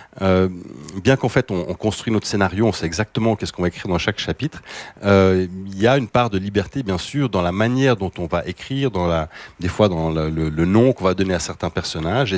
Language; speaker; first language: French; non-native, local second language; Swedish